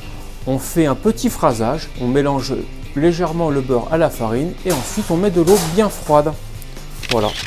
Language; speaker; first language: French; native; French